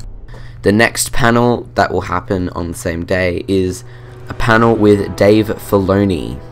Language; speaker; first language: English; native; English